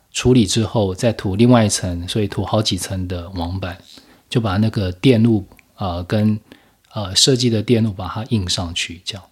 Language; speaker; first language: Chinese; native; Chinese